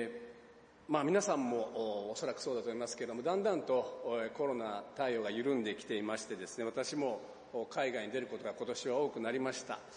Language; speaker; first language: Japanese; native; Japanese